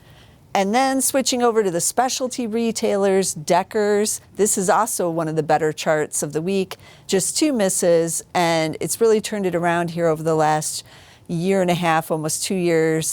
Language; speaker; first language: English; native; English